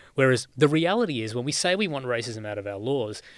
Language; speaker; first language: English; native; English